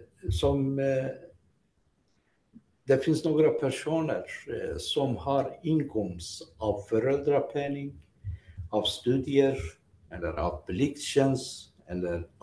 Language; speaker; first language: Swedish; non-native, fluent; Greek